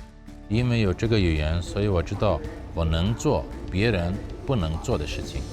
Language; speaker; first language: Chinese; non-native, fluent; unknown